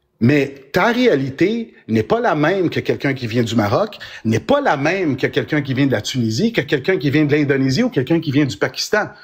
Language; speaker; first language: French; early bilingual, other home language; Arabic